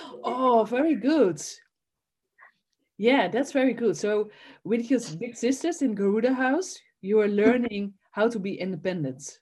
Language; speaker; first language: English; non-native, fluent; Dutch